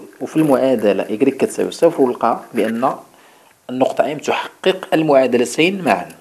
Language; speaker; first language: Arabic; native; Arabic